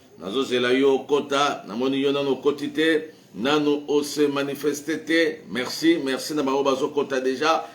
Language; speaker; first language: Lingala; non-native, local second language; Kongo